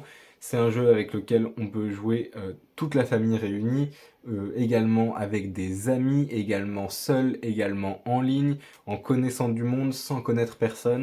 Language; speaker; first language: French; native; French